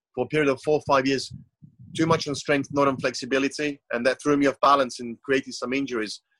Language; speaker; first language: English; non-native, fluent; Croatian